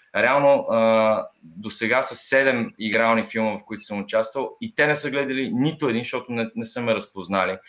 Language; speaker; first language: Bulgarian; native; Bulgarian